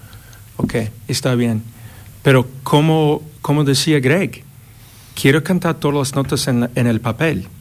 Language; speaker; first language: Spanish; non-native, fluent; English